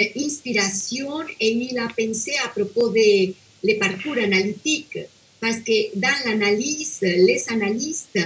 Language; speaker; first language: French; non-native, fluent; Spanish